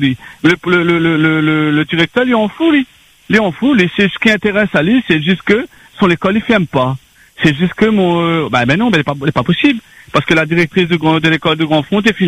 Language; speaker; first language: French; non-native, local second language; Réunion Creole French